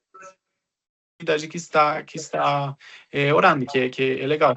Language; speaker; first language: Portuguese; non-native, fluent; Spanish